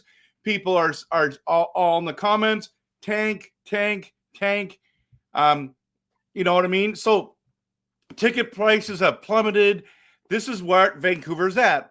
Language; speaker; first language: English; native; English